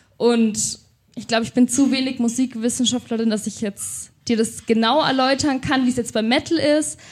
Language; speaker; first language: German; native; German